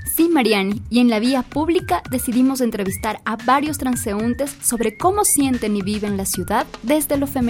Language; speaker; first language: Spanish; native; Spanish